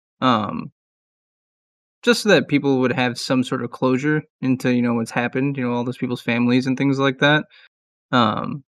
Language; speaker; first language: English; native; English